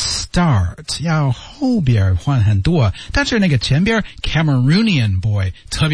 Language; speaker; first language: Chinese; non-native, learner; English